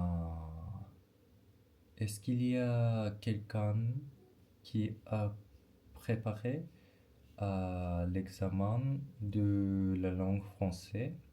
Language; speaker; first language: French; non-native, learner; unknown